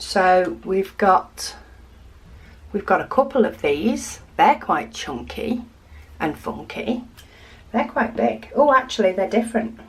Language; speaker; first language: English; native; English